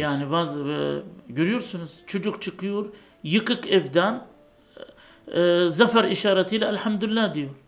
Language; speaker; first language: Turkish; non-native, fluent; Arabic